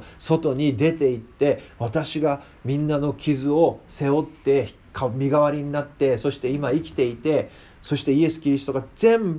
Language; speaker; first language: Japanese; native; Japanese